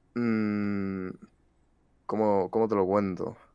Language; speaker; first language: Spanish; non-native, local second language; Catalan